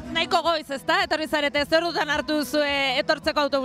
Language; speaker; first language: Basque; native; Basque